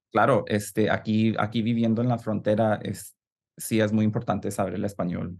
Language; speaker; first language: Spanish; early bilingual, heritage; Spanish